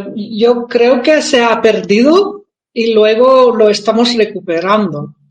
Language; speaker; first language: Spanish; non-native, fluent; Dutch